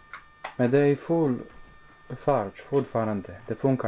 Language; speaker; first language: Swedish; non-native, learner; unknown